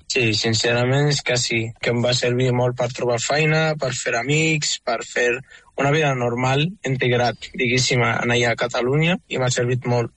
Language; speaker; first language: Catalan; non-native, fluent; Arabic